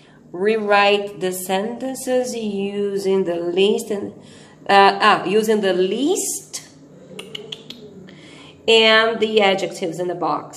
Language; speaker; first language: English; non-native, fluent; Portuguese